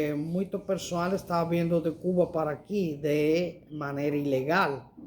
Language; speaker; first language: Portuguese; non-native, learner; Spanish